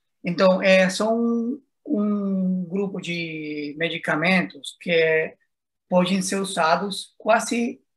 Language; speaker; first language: Portuguese; non-native, fluent; Spanish